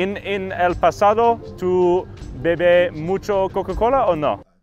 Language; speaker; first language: Spanish; non-native, learner; English